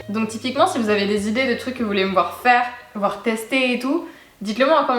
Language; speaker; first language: French; native; French